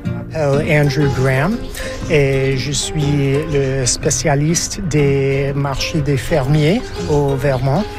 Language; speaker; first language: French; non-native, fluent; English